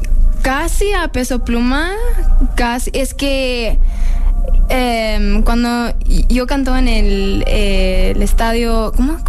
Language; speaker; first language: Spanish; early bilingual, heritage; English